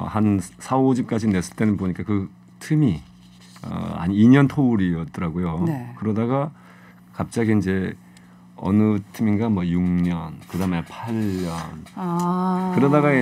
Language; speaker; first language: Korean; native; Korean